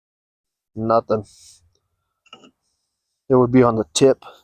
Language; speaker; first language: English; native; English